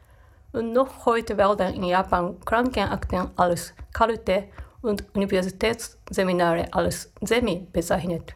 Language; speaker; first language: German; non-native, fluent; Japanese